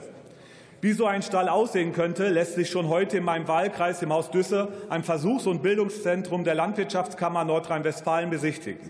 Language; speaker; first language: German; native; German